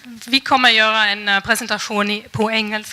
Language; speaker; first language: Swedish; non-native, fluent; German